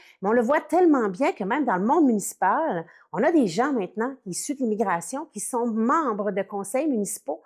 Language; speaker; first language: French; native; French